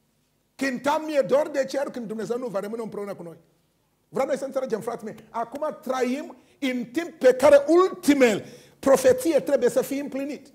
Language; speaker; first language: Romanian; non-native, learner; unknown